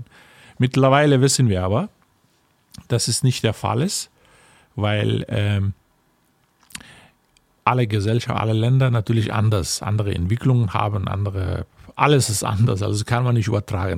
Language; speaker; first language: German; non-native, fluent; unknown